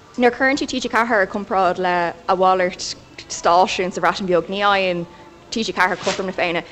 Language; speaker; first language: Irish; native; Irish